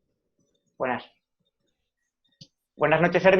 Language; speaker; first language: Spanish; native; Spanish